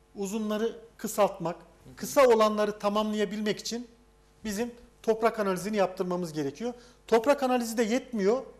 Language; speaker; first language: Turkish; native; Turkish